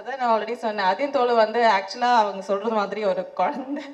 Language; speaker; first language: Tamil; non-native, fluent; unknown